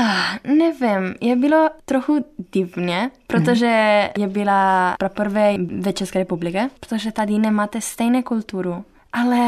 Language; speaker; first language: Czech; non-native, learner; Italian